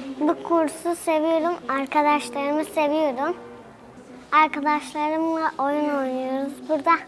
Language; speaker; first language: Turkish; non-native, learner; Persian